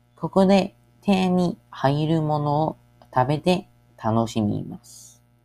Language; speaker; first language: Japanese; non-native, learner; English